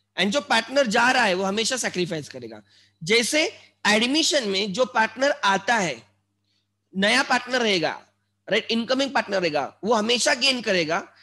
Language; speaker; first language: Hindi; non-native, local second language; Marathi